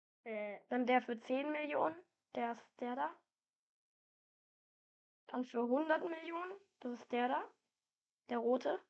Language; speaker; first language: German; native; German